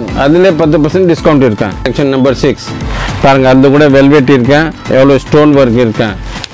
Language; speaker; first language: Tamil; non-native, local second language; Hindi